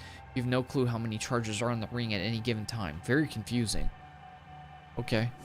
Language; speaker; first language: English; native; English